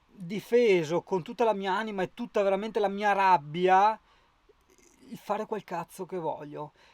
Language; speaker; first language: Italian; native; Italian